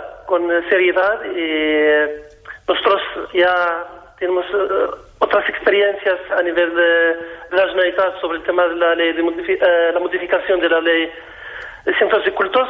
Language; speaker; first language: Spanish; non-native, fluent; Arabic